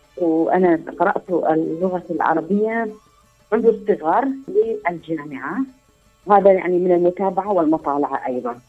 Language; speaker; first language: Arabic; non-native, local second language; Kurdish